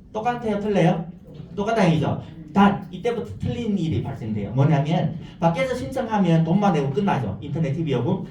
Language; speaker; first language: Korean; non-native, fluent; Chinese